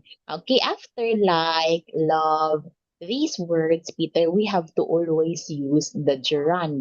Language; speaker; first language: English; non-native, local second language; Filipino